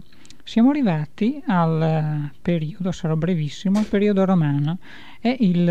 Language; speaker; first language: Italian; native; Italian